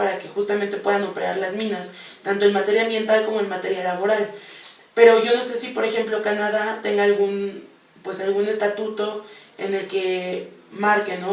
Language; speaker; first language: Spanish; native; Spanish